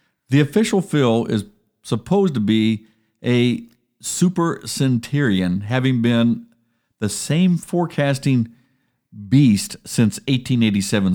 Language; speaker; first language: English; native; English